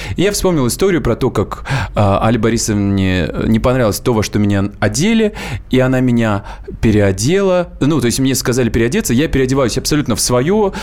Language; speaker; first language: Russian; native; Russian